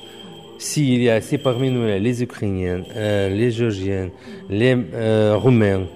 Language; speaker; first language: French; non-native, fluent; Russian